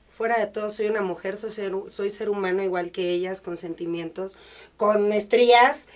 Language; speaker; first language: Spanish; native; Spanish